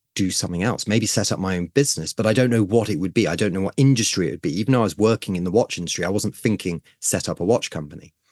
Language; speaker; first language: English; native; English